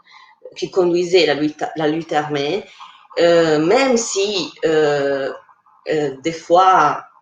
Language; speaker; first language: French; non-native, fluent; Italian